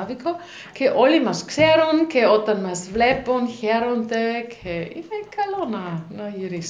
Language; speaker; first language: Greek; non-native, learner; German